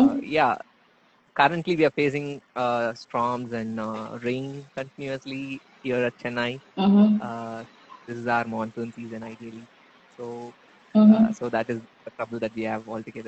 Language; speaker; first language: English; non-native, local second language; Tamil